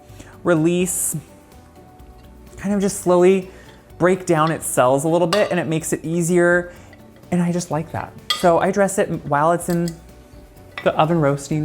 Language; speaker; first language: English; native; English